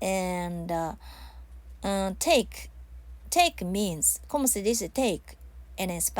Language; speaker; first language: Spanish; non-native, learner; Japanese